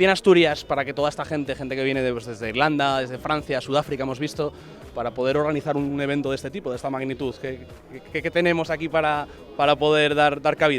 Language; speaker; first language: Spanish; native; Spanish